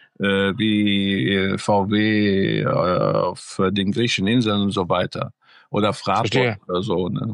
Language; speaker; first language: German; early bilingual, other home language; Greek